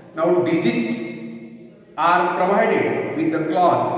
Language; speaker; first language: English; non-native, local second language; Marathi